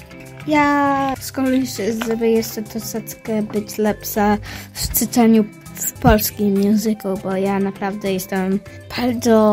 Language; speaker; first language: Polish; early bilingual, heritage; Polish